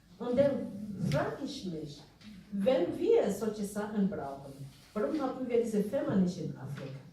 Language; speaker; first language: German; non-native, fluent; Igbo